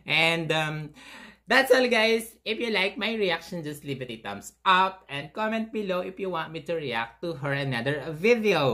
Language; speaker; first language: English; non-native, local second language; Filipino